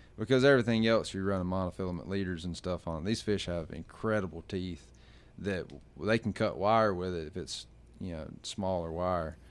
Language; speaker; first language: English; native; English